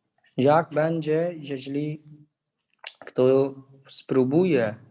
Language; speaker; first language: Polish; non-native, learner; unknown